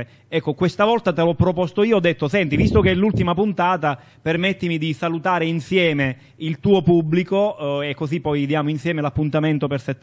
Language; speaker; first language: Italian; native; Italian